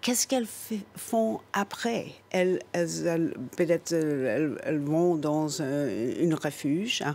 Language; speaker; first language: French; non-native, fluent; English